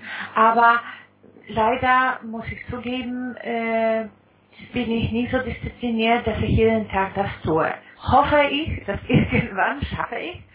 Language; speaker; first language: German; non-native, fluent; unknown